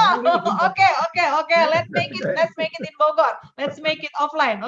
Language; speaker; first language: English; non-native, fluent; Indonesian